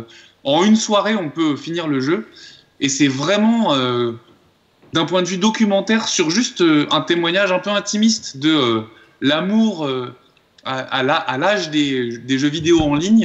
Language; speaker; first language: French; native; French